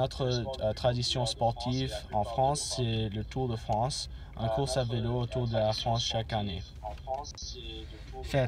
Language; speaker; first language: French; non-native, learner; English